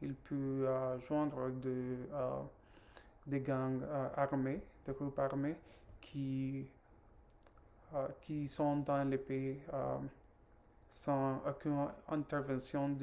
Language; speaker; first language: French; non-native, learner; Spanish